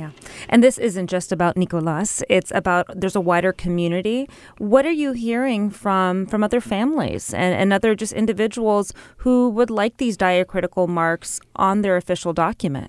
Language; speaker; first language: English; native; English